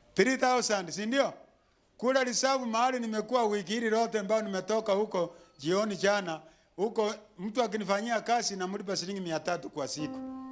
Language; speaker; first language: Swahili; non-native, local second language; Gusii